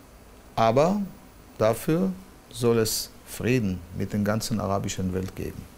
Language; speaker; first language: German; non-native, fluent; Hebrew